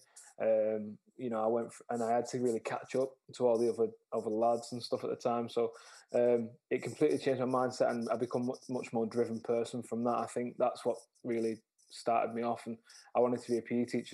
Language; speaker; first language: English; native; English